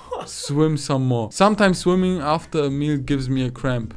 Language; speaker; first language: English; non-native, learner; German